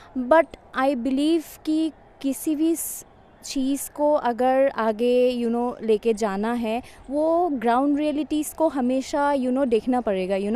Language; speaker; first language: Hindi; non-native, local second language; Assamese